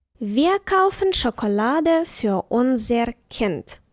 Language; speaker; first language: German; non-native, fluent; Ukrainian